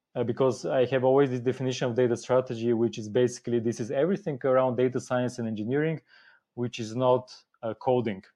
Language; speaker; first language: English; non-native, fluent; Bulgarian